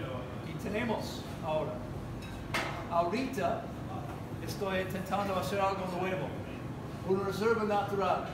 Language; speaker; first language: Spanish; non-native, learner; English